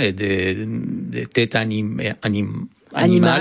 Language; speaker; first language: French; non-native, fluent; Romanian